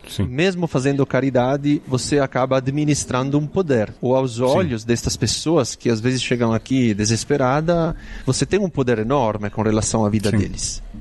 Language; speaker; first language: Portuguese; non-native, fluent; Italian